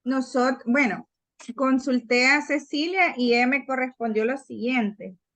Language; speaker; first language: Spanish; native; Spanish